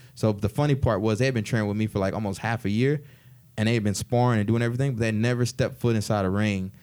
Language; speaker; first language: English; native; English